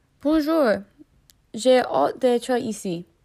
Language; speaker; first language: French; non-native, learner; English